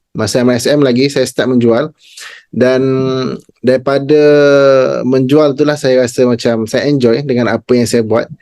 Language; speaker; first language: Malay; native; Malay